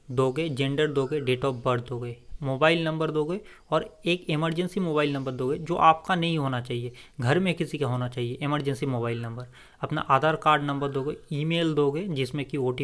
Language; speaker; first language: Hindi; non-native, local second language; Bangla